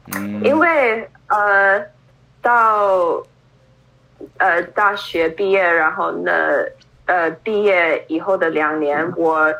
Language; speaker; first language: Chinese; non-native, fluent; English